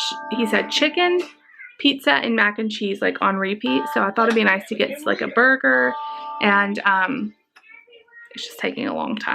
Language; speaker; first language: English; native; English